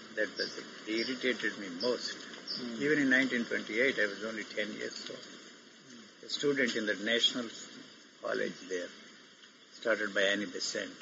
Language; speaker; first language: English; non-native, local second language; Telugu